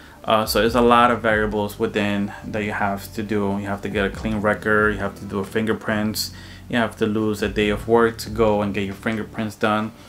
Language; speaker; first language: English; early bilingual, other home language; Spanish